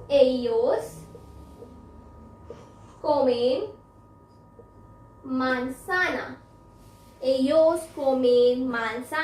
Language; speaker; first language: Spanish; non-native, fluent; Hindi